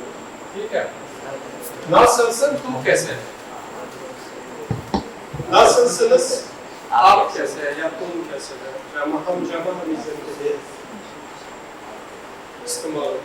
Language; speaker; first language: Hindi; non-native, learner; Turkish